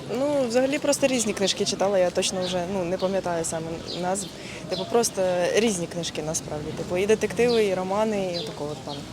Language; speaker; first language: Ukrainian; non-native, local second language; Russian